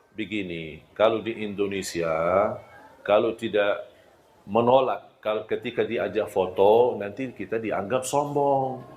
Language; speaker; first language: Malay; non-native, fluent; Arabic